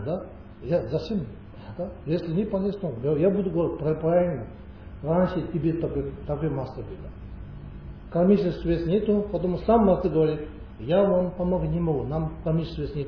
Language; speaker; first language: Russian; non-native, learner; Tibetan